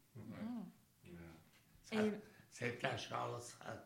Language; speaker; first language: French; native; French